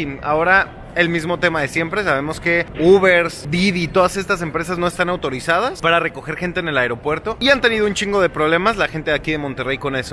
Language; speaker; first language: Spanish; native; Spanish